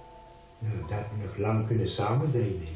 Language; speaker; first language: Dutch; non-native, local second language; Limburgish